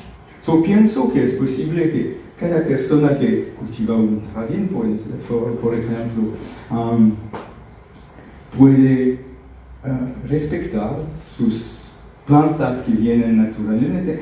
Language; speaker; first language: Spanish; non-native, fluent; French